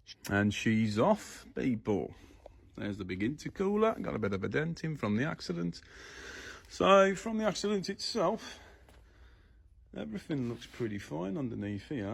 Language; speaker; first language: English; native; English